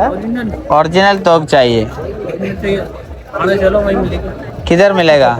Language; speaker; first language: Hindi; non-native, local second language; Malayalam